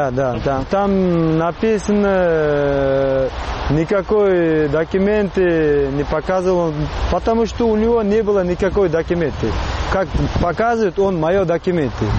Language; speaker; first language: Russian; non-native, learner; Uzbek